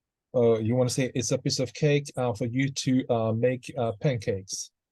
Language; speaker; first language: English; non-native, fluent; Russian